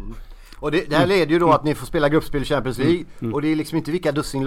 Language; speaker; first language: Swedish; native; Swedish